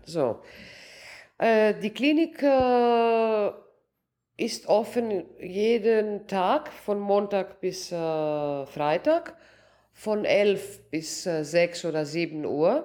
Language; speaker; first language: German; non-native, local second language; Greek